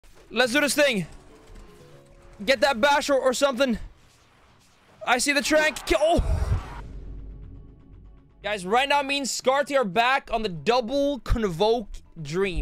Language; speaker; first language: English; non-native, fluent; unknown